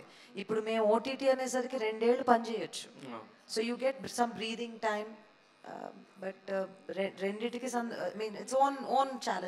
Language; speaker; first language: Telugu; native; Telugu